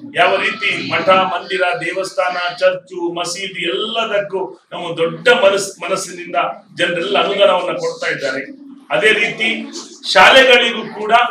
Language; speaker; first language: Kannada; native; Kannada